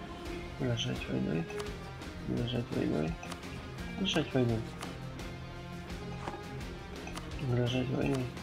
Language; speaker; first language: Russian; native; Russian